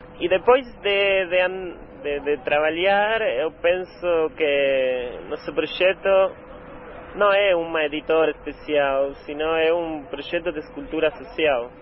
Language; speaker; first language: Portuguese; non-native, learner; Spanish